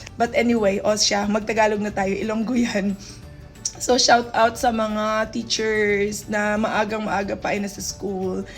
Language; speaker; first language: Filipino; non-native, local second language; Hiligaynon